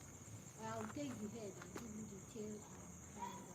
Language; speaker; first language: English; non-native, local second language; Igbo